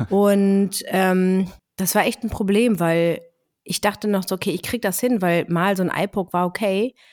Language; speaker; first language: German; early bilingual, other home language; Greek